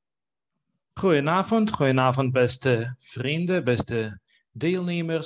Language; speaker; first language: Dutch; non-native, fluent; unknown